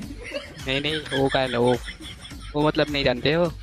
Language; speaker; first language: Hindi; non-native, learner; Bangla